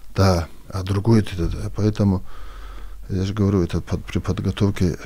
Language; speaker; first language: Russian; non-native, local second language; Avaric